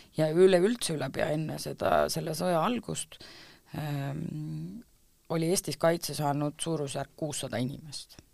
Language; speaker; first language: Estonian; native; Estonian